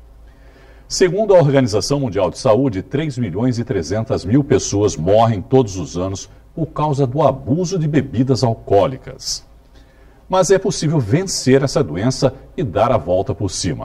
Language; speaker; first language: Portuguese; native; Portuguese